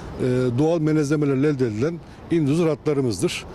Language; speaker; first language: Turkish; native; Turkish